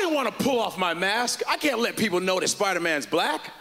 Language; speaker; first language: English; native; English